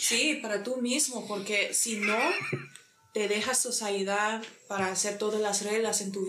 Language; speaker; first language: Spanish; early bilingual, heritage; English